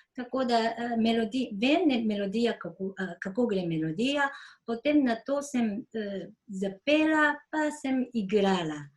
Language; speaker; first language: Slovenian; non-native, fluent; Japanese